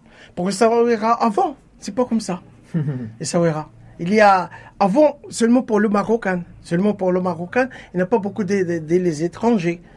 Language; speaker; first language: French; non-native, learner; Arabic